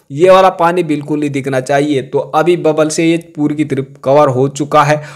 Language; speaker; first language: Hindi; native; Hindi